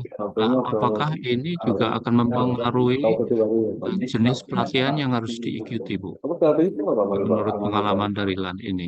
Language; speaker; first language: Indonesian; native; Indonesian